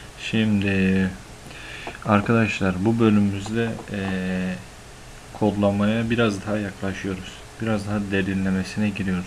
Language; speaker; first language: Turkish; native; Turkish